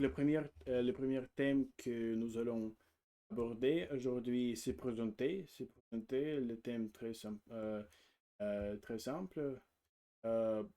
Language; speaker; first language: French; non-native, learner; Russian